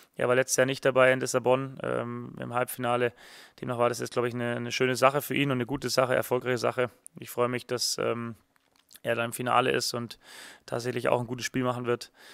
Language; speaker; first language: German; native; German